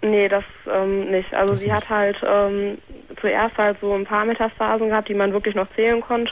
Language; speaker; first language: German; native; German